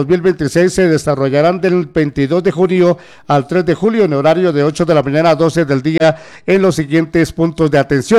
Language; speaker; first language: Spanish; native; Spanish